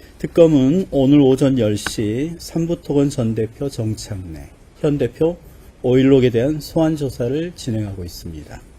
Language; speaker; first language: Korean; native; Korean